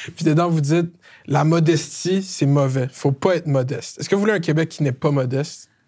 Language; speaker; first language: French; native; French